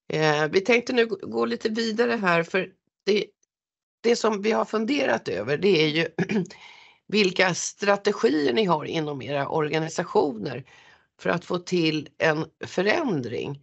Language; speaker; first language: Swedish; native; Swedish